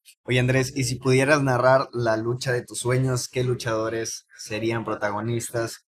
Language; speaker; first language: Spanish; native; Spanish